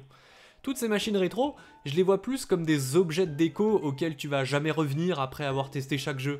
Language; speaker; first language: French; native; French